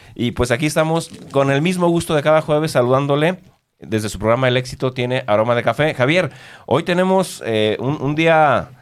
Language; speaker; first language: Spanish; native; Spanish